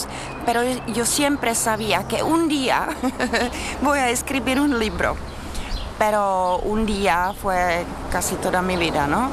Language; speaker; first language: Spanish; non-native, fluent; Czech